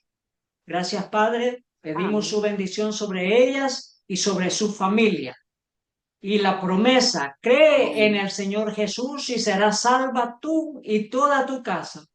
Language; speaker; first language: Spanish; native; Spanish